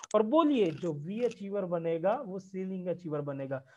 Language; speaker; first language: Hindi; native; Hindi